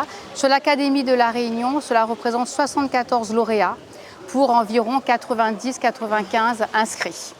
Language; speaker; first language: French; native; French